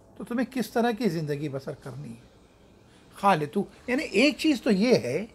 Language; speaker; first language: Urdu; native; Urdu